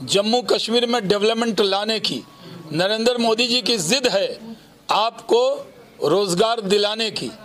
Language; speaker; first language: Hindi; native; Hindi